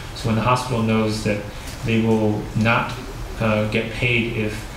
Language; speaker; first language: English; native; English